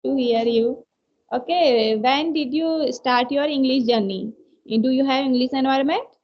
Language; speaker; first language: English; non-native, learner; Hindi